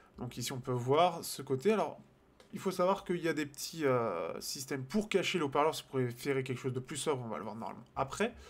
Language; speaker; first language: French; native; French